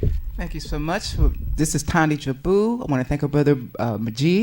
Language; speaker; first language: English; native; English